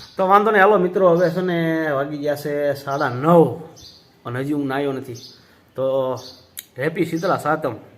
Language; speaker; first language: Gujarati; native; Gujarati